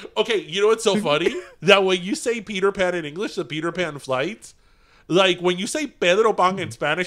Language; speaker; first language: English; early bilingual, other home language; Spanish